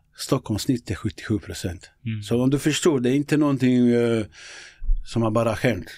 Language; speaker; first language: Swedish; non-native, fluent; Bosnian